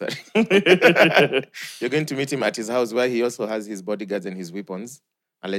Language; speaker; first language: English; non-native, local second language; Swahili